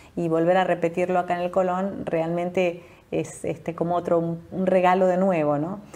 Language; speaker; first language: Spanish; native; Spanish